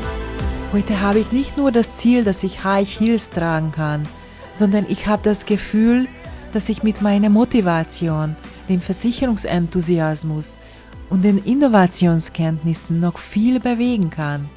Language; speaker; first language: German; non-native, fluent; Hungarian